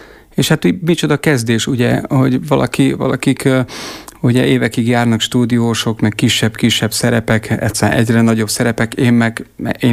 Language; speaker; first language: Hungarian; native; Hungarian